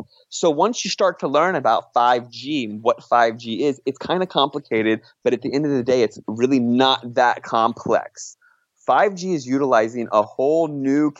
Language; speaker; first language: English; native; English